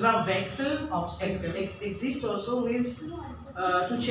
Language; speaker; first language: English; non-native, fluent; German